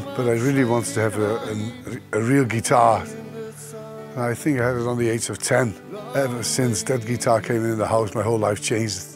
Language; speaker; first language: English; non-native, fluent; Dutch